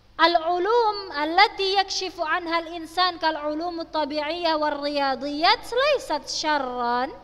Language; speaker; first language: Arabic; non-native, fluent; Indonesian